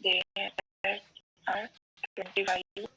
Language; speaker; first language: English; non-native, learner; Marathi